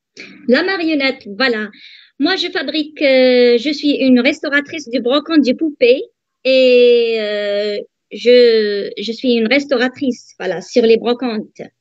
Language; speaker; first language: French; non-native, learner; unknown